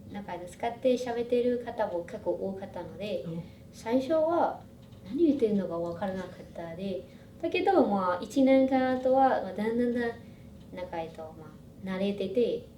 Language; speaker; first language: Japanese; non-native, fluent; Burmese